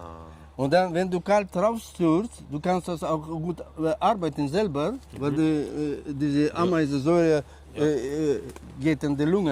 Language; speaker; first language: German; non-native, learner; Russian